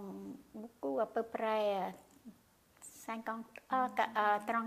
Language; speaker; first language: French; non-native, learner; Khmer